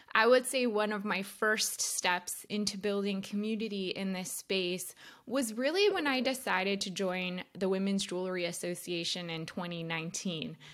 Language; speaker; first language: English; native; English